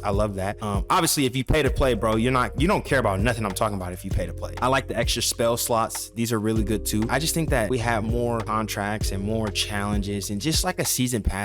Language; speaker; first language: English; native; English